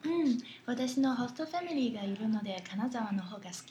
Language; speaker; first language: Japanese; non-native, learner; Chinese